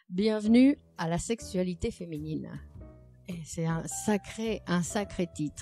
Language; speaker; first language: French; native; French